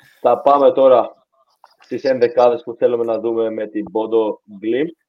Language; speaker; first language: Greek; early bilingual, heritage; Greek